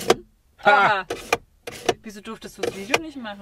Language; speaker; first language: German; native; German